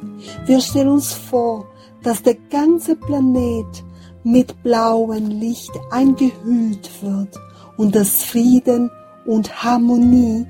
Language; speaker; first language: German; non-native, fluent; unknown